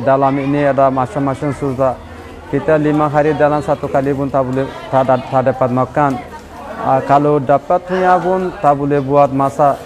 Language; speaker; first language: Indonesian; non-native, learner; Rohingya